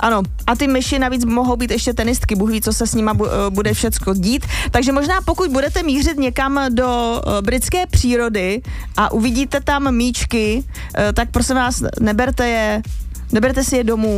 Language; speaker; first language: Czech; native; Czech